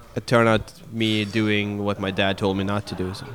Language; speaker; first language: English; non-native, fluent; Swedish